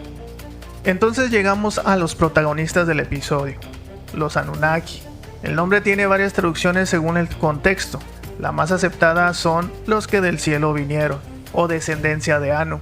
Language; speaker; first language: Spanish; native; Spanish